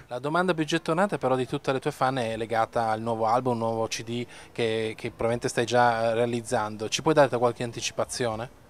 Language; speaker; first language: Italian; native; Italian